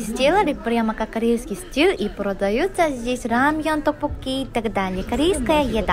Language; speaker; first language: Russian; non-native, learner; Korean